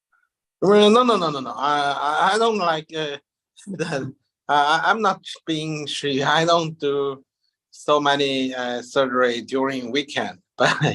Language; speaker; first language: English; non-native, learner; Chinese